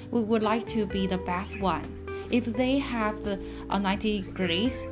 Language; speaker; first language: English; non-native, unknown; Chinese